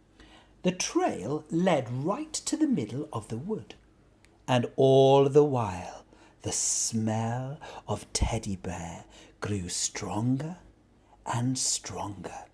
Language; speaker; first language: English; native; English